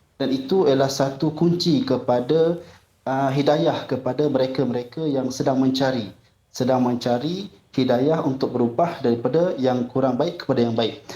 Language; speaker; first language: Malay; non-native, local second language; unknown